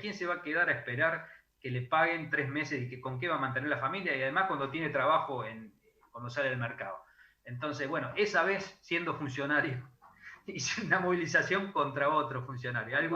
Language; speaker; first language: Spanish; native; Spanish